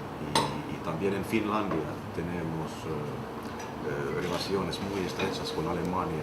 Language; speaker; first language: Spanish; non-native, fluent; Finnish